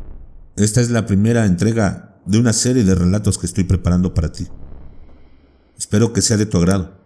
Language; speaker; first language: Spanish; native; Spanish